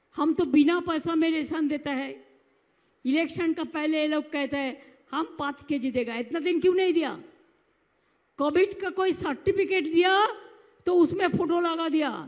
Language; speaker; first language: Hindi; non-native, local second language; Bangla